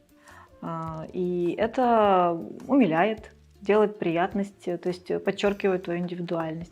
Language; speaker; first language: Russian; early bilingual, other home language; Georgian